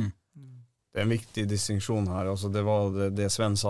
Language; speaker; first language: Norwegian; native; Norwegian